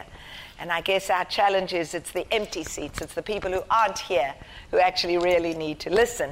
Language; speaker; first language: English; native; English